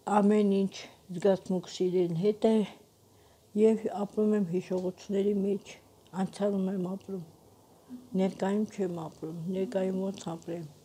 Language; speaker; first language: Armenian; native; Armenian